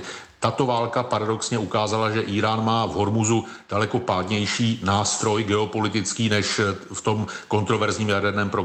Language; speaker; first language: Czech; native; Czech